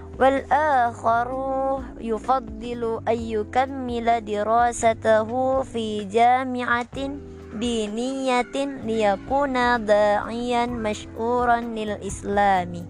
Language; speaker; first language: Arabic; non-native, learner; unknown